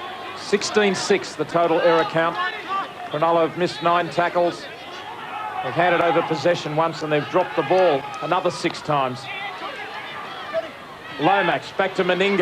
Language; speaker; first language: English; native; English